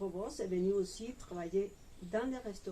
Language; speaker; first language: French; non-native, fluent; Spanish